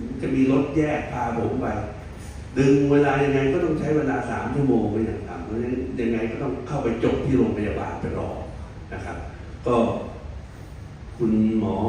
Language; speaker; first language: Thai; native; Thai